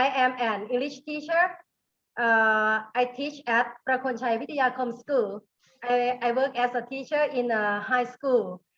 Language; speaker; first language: English; non-native, learner; Thai